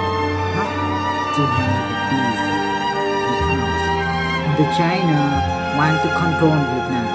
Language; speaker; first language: English; non-native, learner; Vietnamese